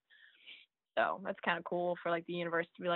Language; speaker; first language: English; native; English